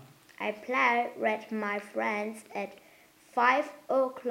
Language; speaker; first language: English; non-native, learner; German